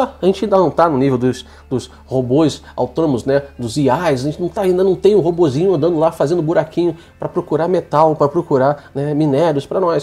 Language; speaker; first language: Portuguese; native; Portuguese